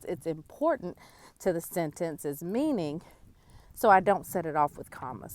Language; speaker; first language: English; native; English